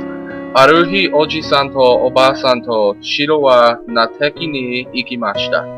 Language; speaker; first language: Japanese; non-native, learner; English